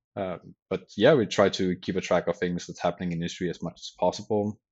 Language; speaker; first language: English; non-native, fluent; Danish